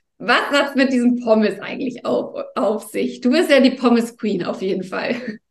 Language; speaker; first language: German; native; German